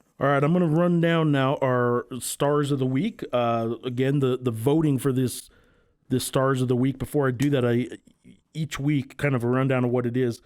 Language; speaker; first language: English; native; English